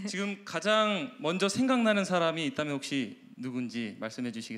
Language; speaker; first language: Korean; native; Korean